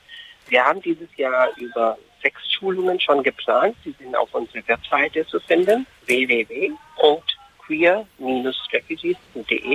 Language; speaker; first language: German; non-native, fluent; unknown